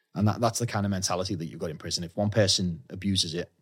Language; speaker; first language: English; native; English